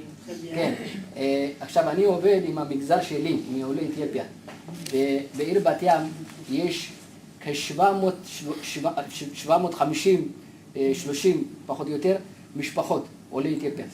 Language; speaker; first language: Hebrew; non-native, fluent; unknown